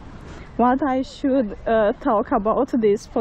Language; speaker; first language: English; non-native, learner; Portuguese